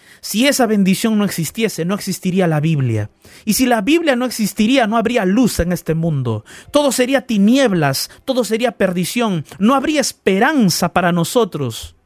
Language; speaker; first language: Spanish; native; Spanish